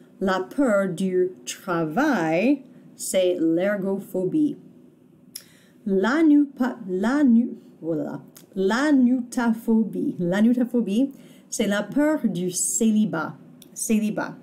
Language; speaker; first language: French; non-native, fluent; English